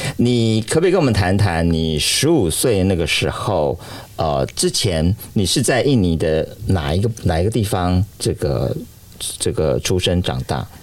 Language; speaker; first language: Chinese; native; Chinese